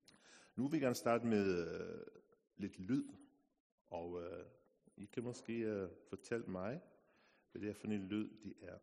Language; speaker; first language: Danish; non-native, fluent; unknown